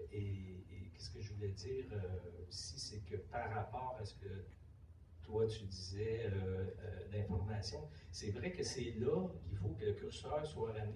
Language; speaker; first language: French; native; French